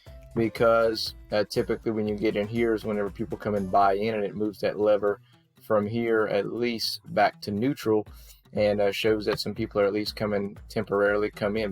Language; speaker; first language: English; native; English